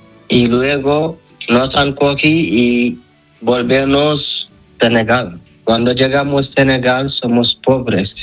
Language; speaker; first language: Spanish; non-native, learner; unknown